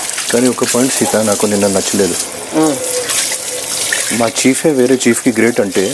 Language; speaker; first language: Telugu; non-native, fluent; Hindi